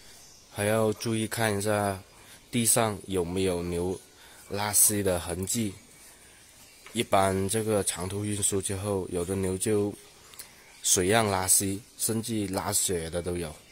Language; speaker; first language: Chinese; non-native, local second language; Cantonese